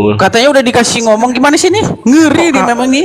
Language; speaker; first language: Indonesian; native; Indonesian